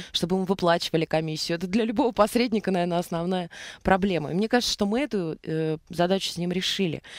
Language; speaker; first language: Russian; native; Russian